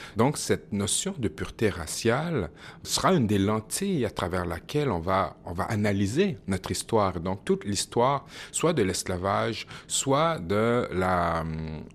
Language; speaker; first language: French; native; French